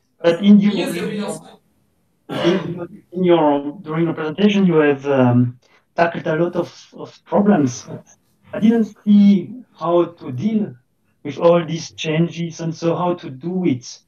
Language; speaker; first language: English; non-native, fluent; French